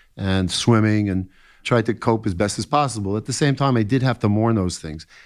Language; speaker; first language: English; native; English